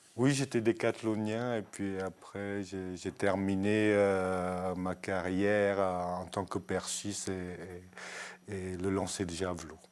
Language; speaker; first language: French; early bilingual, other home language; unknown